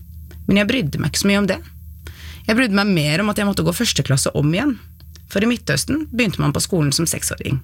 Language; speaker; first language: Norwegian; early bilingual, other home language; Arabic